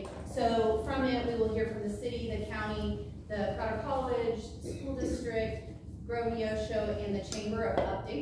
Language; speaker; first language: English; native; English